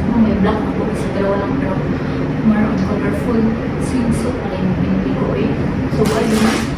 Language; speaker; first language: Filipino; non-native, local second language; Hiligaynon